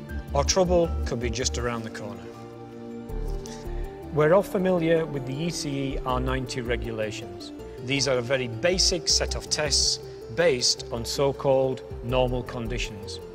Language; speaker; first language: English; native; English